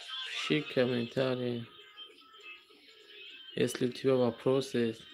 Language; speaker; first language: Russian; non-native, learner; Tajik